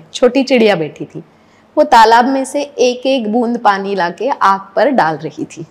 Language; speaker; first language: Hindi; non-native, local second language; Marathi